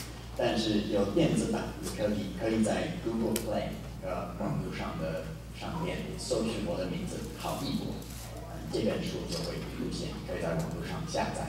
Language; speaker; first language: Chinese; non-native, fluent; English